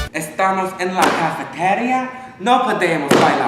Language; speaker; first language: Spanish; non-native, learner; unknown